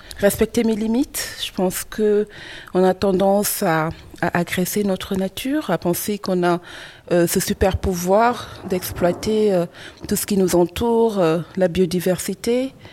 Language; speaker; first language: French; non-native, local second language; Wolof